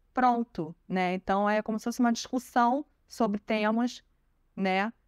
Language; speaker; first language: Portuguese; native; Portuguese